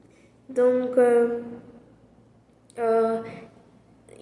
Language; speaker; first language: French; non-native, learner; Spanish